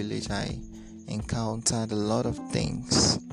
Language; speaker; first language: English; non-native, local second language; Ibibio